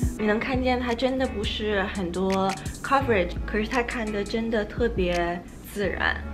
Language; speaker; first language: Chinese; early bilingual, heritage; Chinese